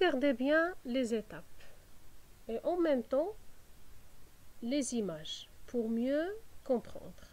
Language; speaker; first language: French; non-native, fluent; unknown